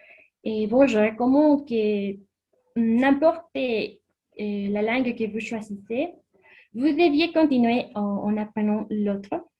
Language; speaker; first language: French; non-native, learner; Spanish